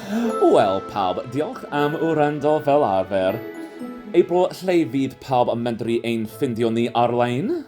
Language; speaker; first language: Welsh; non-native, fluent; English